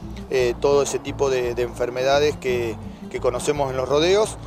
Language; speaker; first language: Spanish; native; Spanish